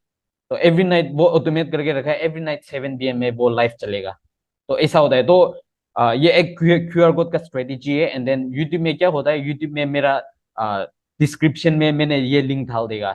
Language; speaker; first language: Hindi; non-native, local second language; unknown